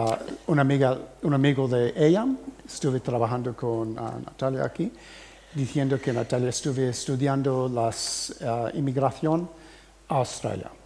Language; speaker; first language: Spanish; early bilingual, heritage; English